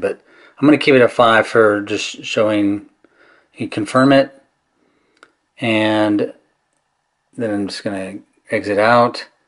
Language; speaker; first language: English; native; English